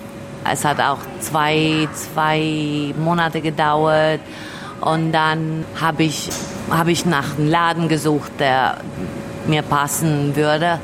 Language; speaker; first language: German; early bilingual, other home language; Albanian